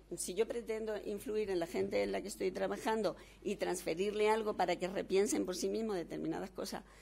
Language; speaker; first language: Spanish; native; Spanish